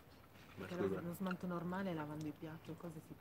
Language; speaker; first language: Italian; early bilingual, other home language; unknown